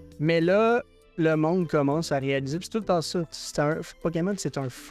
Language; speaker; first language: French; native; French